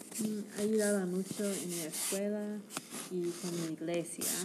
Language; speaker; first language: Spanish; non-native, learner; English